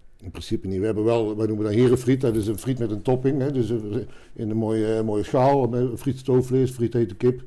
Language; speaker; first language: Dutch; native; Dutch